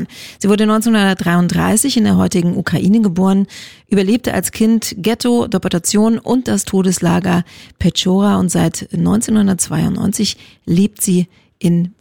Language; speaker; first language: German; native; German